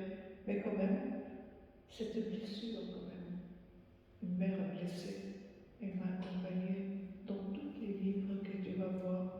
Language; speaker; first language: French; non-native, fluent; Arabic